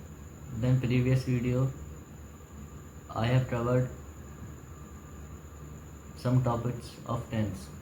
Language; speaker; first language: English; non-native, learner; Hindi